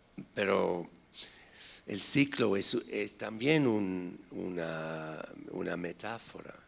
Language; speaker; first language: Spanish; non-native, fluent; English